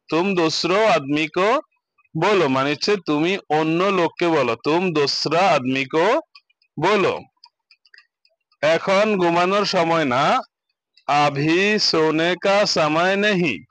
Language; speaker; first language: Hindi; non-native, fluent; Bangla